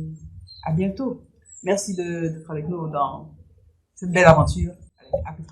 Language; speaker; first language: French; native; French